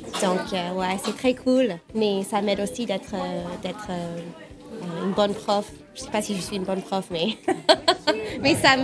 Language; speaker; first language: French; non-native, fluent; English